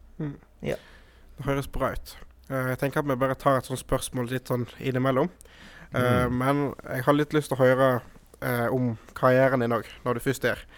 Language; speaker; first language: Norwegian; native; Norwegian